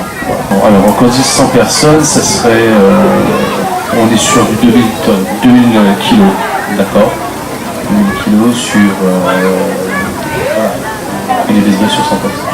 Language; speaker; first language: French; native; French